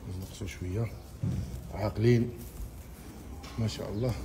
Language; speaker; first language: Arabic; native; Arabic